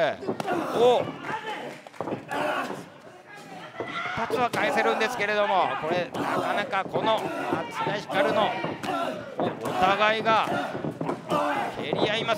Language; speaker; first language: Japanese; native; Japanese